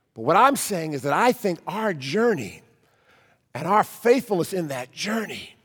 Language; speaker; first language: English; native; English